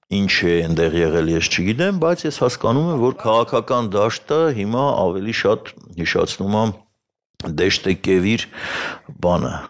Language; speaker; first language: Armenian; native; Armenian